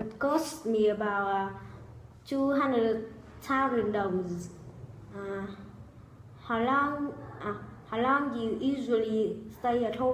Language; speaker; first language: English; non-native, learner; Vietnamese